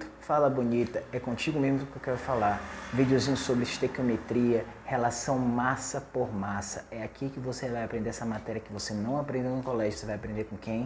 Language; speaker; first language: Portuguese; native; Portuguese